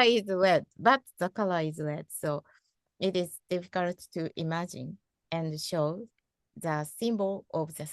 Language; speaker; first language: English; non-native, fluent; Japanese